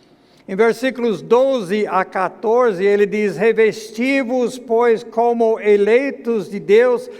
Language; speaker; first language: Portuguese; non-native, fluent; English